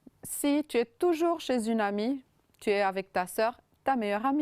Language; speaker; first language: French; non-native, fluent; Romanian